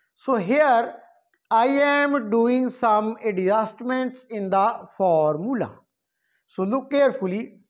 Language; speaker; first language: English; non-native, local second language; Punjabi